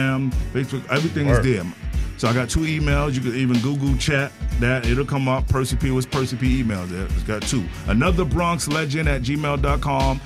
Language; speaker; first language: English; native; English